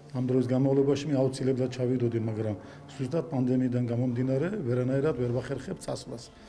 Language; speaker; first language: Georgian; native; Georgian